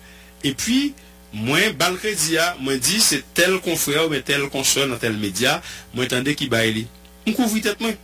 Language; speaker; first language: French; non-native, local second language; Haitian Creole